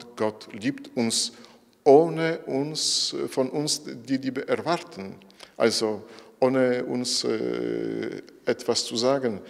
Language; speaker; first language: German; non-native, fluent; Polish